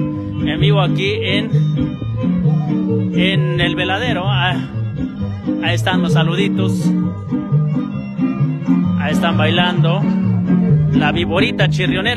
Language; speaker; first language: Spanish; native; Spanish